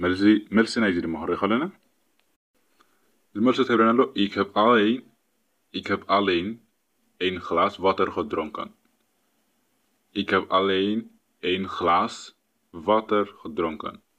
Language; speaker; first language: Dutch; non-native, fluent; Tigrinya